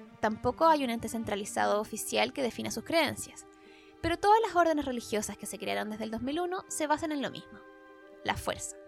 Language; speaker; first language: Spanish; native; Spanish